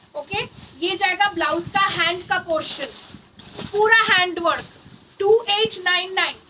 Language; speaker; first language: Hindi; non-native, local second language; Bangla